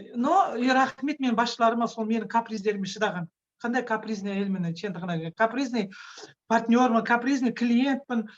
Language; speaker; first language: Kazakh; non-native, local second language; Russian